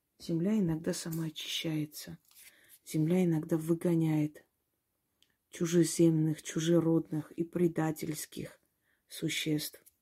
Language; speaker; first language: Russian; non-native, local second language; Armenian